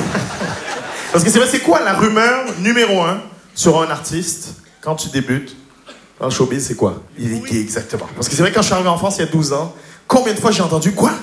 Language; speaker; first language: French; native; French